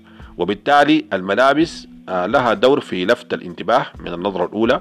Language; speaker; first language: Arabic; native; Arabic